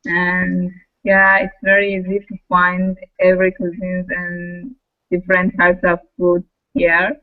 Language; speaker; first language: English; non-native, learner; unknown